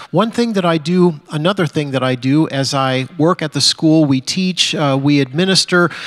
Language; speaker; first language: English; native; English